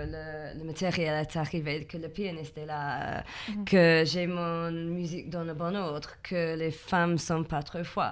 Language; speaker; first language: French; non-native, learner; English